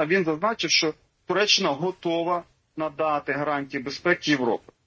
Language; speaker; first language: Ukrainian; native; Ukrainian